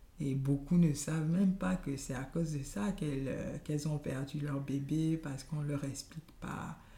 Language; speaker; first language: French; non-native, local second language; Yoruba